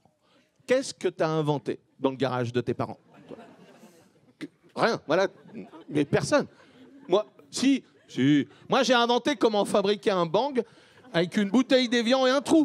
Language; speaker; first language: French; native; French